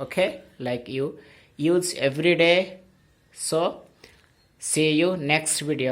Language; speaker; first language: English; non-native, local second language; Odia